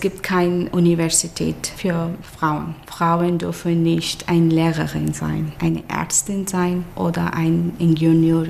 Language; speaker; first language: German; non-native, fluent; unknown